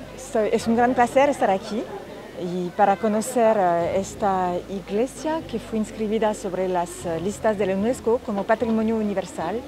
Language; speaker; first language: Spanish; non-native, fluent; French